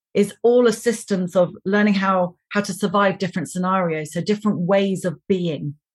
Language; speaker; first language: English; native; English